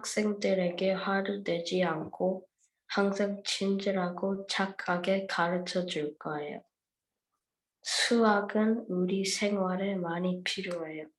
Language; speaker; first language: Korean; early bilingual, heritage; Korean